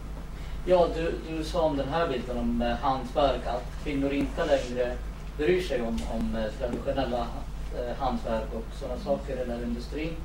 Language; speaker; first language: Swedish; non-native, fluent; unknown